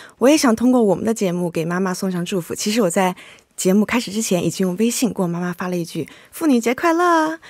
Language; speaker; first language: Chinese; native; Chinese